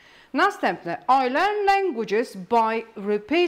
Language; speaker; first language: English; non-native, fluent; Polish